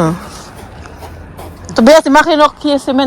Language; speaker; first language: German; non-native, learner; Cebuano